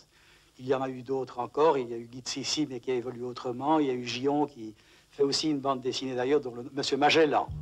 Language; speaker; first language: French; native; French